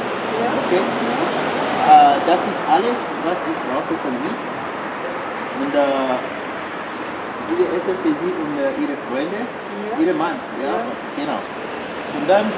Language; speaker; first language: German; non-native, learner; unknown